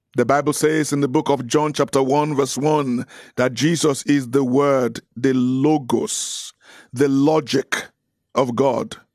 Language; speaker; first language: English; non-native, local second language; Yoruba